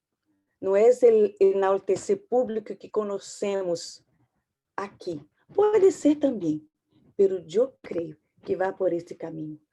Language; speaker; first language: Portuguese; non-native, learner; Spanish